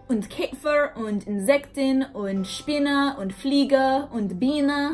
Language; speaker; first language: German; non-native, learner; English